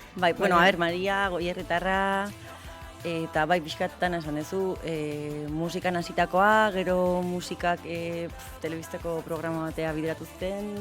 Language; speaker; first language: Basque; native; Basque